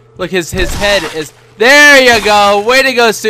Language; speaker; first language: English; native; English